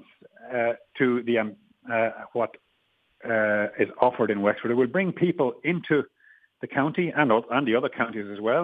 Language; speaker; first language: English; native; English